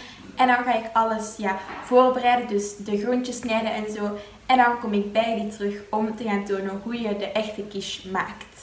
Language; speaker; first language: Dutch; native; Dutch